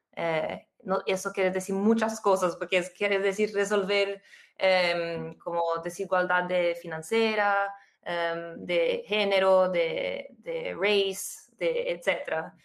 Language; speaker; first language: Spanish; non-native, fluent; Portuguese